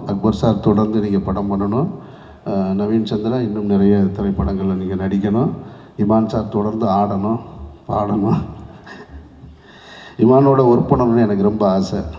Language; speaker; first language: Tamil; native; Tamil